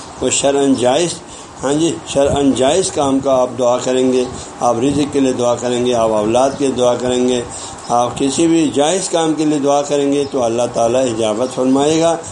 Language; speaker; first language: Urdu; non-native, local second language; Balti